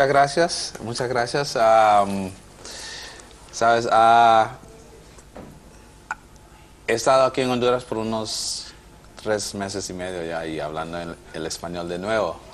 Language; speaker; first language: Spanish; non-native, fluent; English